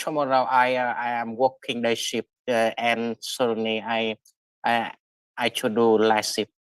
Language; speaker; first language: English; non-native, learner; Vietnamese